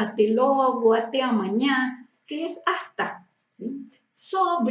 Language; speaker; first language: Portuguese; non-native, fluent; Spanish